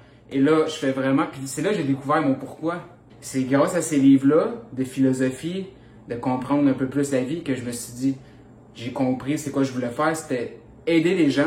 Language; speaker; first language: French; native; French